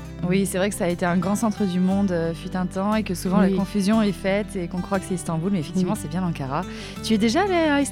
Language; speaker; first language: French; native; French